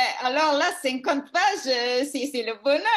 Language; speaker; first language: French; non-native, fluent; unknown